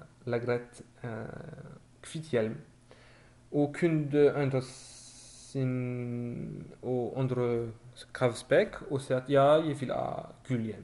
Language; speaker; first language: Norwegian; non-native, fluent; French